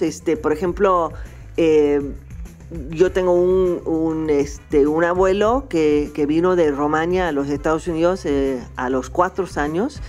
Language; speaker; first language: Spanish; non-native, fluent; English